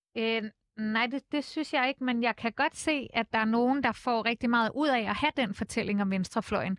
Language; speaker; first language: Danish; native; Danish